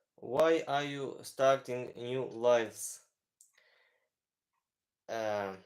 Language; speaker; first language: English; non-native, learner; Ukrainian